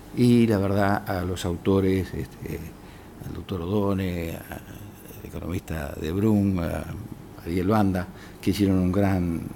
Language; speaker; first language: Spanish; native; Spanish